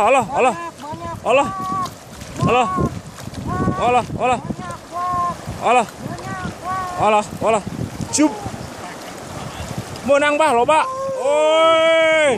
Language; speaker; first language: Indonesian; non-native, local second language; Sundanese